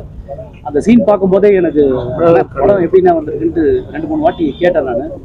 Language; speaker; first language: Tamil; native; Tamil